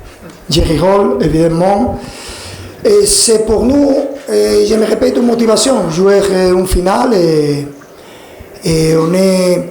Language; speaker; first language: French; non-native, fluent; Spanish